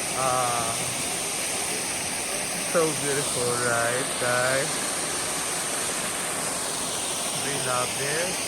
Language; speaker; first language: English; non-native, local second language; Filipino